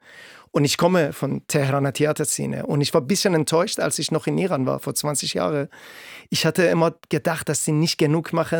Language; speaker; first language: German; non-native, fluent; Persian